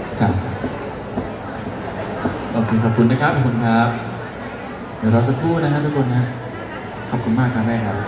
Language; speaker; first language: Thai; native; Thai